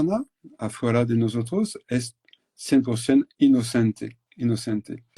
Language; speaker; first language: Spanish; non-native, fluent; French